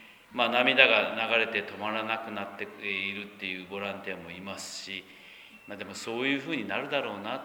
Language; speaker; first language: Japanese; native; Japanese